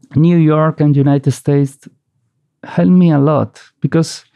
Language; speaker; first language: English; non-native, fluent; Spanish